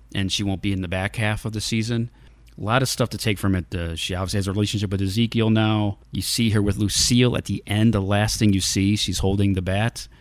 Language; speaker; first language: English; native; English